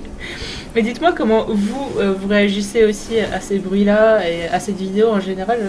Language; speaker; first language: French; native; French